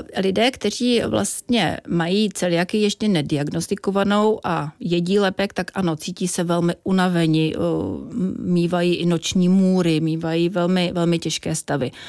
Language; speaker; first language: Czech; native; Czech